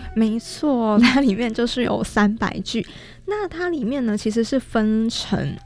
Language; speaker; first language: Chinese; native; Chinese